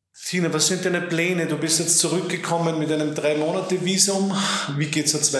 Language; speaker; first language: German; native; German